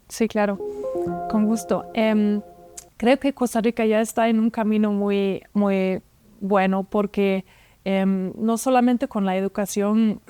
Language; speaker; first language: Spanish; non-native, fluent; German